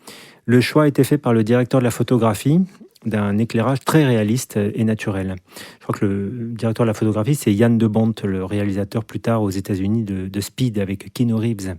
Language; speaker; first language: French; native; French